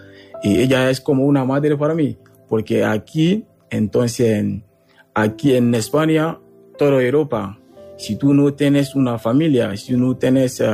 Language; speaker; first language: Spanish; non-native, learner; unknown